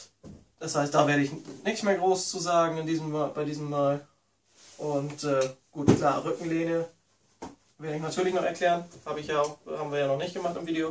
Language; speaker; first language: German; native; German